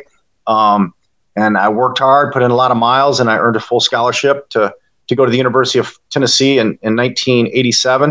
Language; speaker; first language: English; native; English